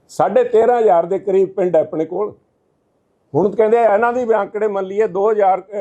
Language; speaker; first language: Punjabi; native; Punjabi